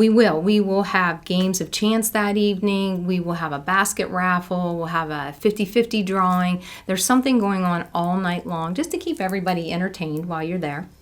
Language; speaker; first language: English; native; English